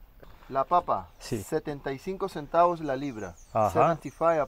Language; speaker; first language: Spanish; native; Spanish